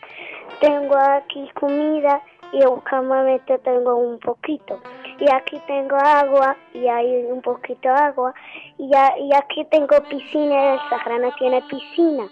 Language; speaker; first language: Spanish; non-native, learner; Arabic